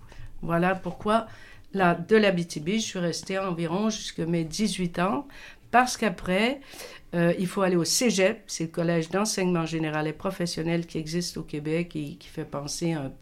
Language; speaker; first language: French; native; French